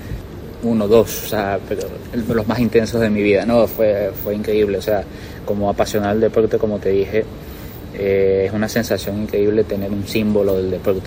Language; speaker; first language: Spanish; native; Spanish